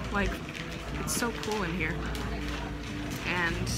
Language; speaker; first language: English; native; English